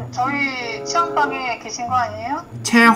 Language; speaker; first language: Korean; native; Korean